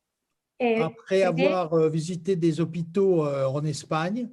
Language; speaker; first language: French; native; French